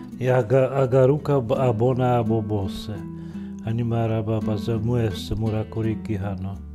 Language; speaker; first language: Kinyarwanda; non-native, fluent; Polish